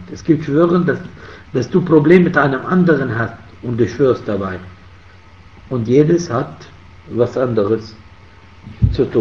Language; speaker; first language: German; non-native, fluent; Arabic